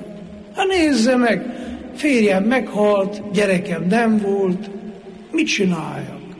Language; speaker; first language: Hungarian; native; Hungarian